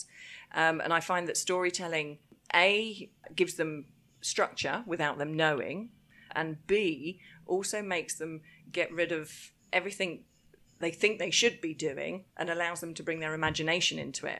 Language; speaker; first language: English; native; English